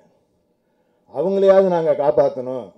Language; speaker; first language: Tamil; native; Tamil